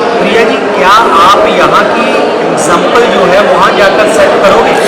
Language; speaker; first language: Hindi; non-native, local second language; Punjabi